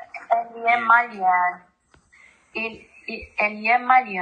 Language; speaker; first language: French; non-native, learner; Persian